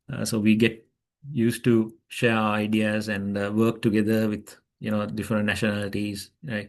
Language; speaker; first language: English; non-native, local second language; Sinhala